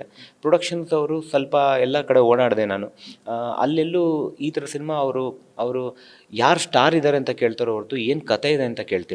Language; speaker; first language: Kannada; native; Kannada